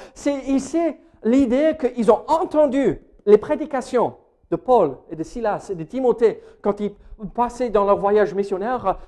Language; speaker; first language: French; non-native, fluent; English